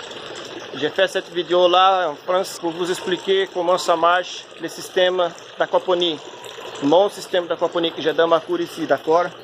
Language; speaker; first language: French; non-native, fluent; Portuguese